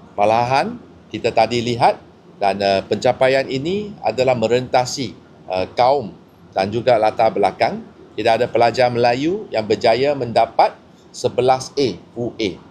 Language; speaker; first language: Malay; non-native, local second language; Chinese